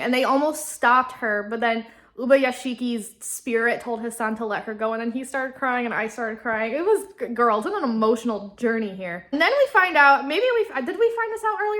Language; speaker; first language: English; native; English